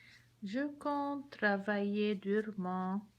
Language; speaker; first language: French; non-native, local second language; Arabic